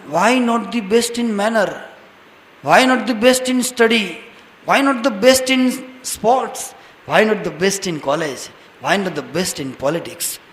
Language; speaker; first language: English; non-native, local second language; Gujarati